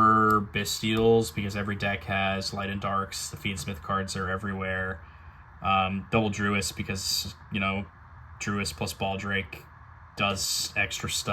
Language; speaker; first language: English; native; English